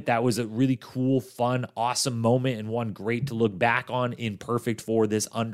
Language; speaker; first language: English; native; English